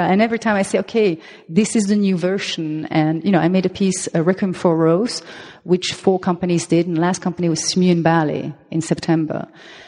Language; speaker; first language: English; non-native, fluent; French